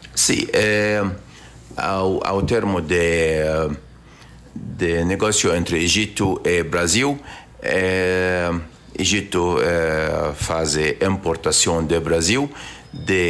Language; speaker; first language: Portuguese; non-native, learner; Arabic